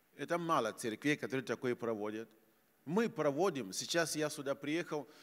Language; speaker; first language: Russian; non-native, fluent; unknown